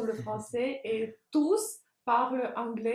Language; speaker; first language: French; non-native, fluent; Russian